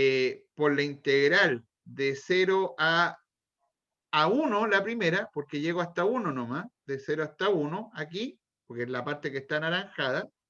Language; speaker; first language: Spanish; native; Spanish